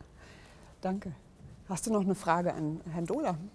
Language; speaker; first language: German; native; German